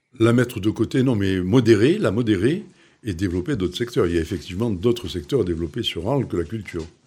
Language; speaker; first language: French; native; French